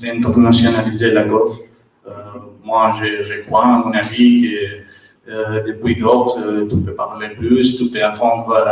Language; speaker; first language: French; non-native, learner; Catalan